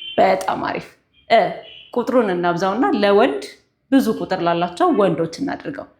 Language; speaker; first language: Amharic; non-native, local second language; Tigrinya